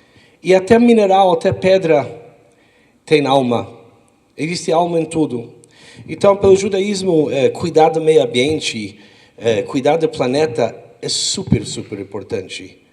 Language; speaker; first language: Portuguese; non-native, fluent; English